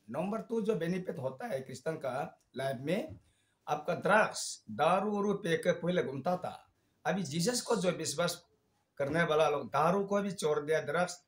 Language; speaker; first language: Hindi; non-native, local second language; Nyishi